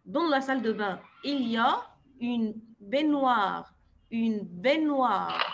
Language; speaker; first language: French; non-native, fluent; Arabic